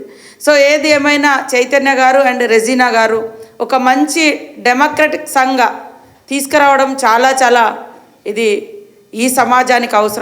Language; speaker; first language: Telugu; native; Telugu